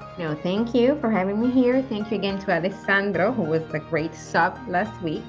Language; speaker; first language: English; non-native, fluent; Italian